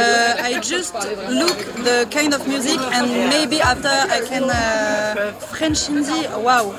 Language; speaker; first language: English; non-native, learner; French